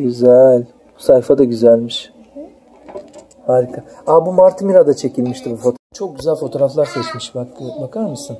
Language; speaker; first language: Turkish; native; Turkish